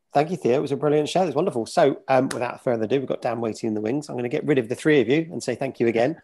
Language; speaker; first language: English; native; English